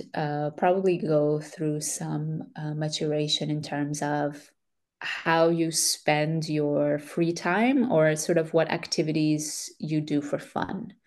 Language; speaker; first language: English; early bilingual, other home language; Macedonian